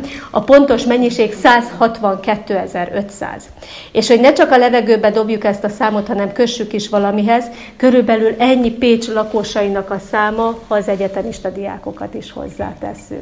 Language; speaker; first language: Hungarian; native; Hungarian